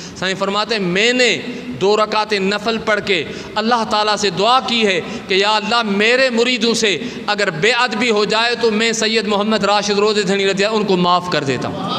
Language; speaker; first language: Urdu; non-native, local second language; Sindhi